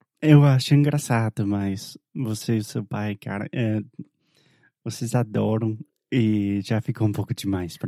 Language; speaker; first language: Portuguese; non-native, fluent; English